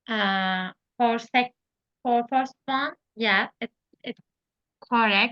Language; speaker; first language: English; non-native, learner; Turkish